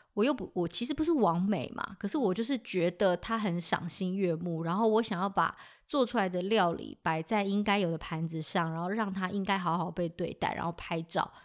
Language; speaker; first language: Chinese; native; Chinese